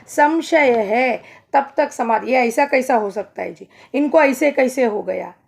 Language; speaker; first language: Hindi; non-native, local second language; Kannada